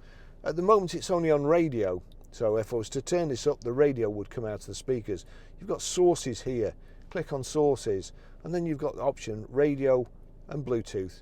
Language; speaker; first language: English; native; English